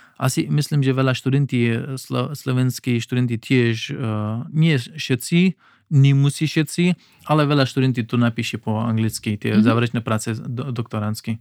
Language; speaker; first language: Slovak; non-native, learner; Pashto